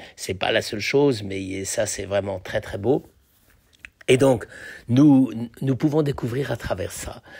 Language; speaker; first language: French; native; French